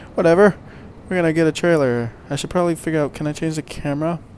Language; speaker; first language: English; native; English